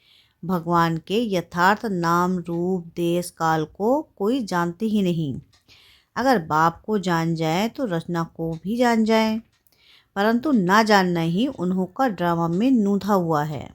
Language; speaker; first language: Hindi; native; Hindi